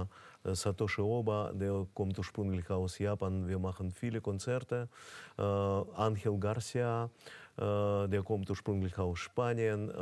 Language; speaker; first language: German; non-native, fluent; Russian